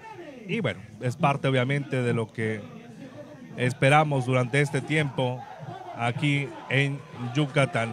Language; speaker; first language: Spanish; native; Spanish